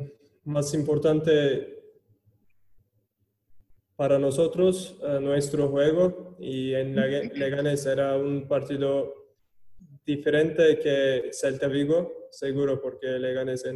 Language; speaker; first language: Spanish; non-native, learner; Turkish